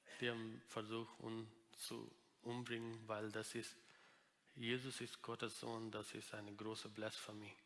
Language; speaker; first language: German; non-native, learner; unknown